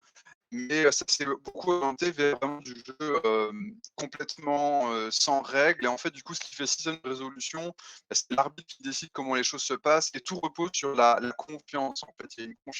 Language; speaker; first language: French; native; French